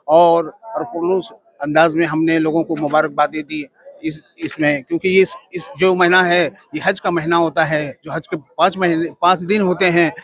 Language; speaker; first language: Urdu; native; Urdu